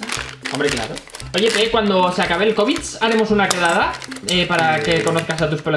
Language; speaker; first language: Spanish; native; Spanish